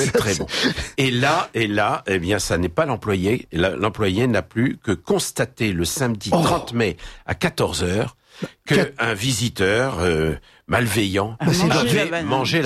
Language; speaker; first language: French; native; French